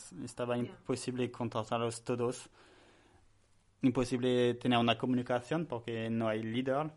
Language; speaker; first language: Spanish; non-native, learner; French